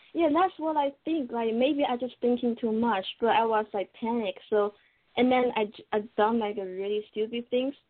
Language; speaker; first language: English; non-native, fluent; Chinese